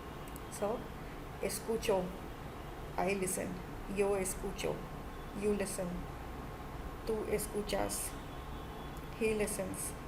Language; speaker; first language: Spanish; non-native, fluent; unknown